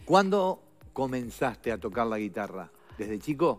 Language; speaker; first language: Spanish; native; Spanish